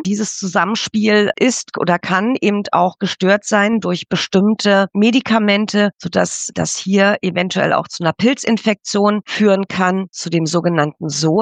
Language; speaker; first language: German; native; German